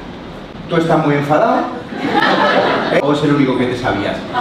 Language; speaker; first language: Spanish; native; Spanish